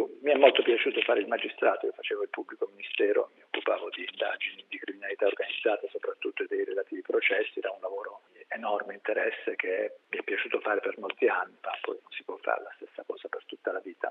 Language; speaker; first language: Italian; native; Italian